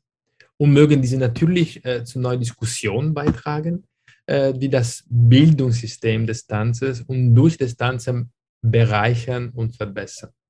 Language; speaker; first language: German; non-native, fluent; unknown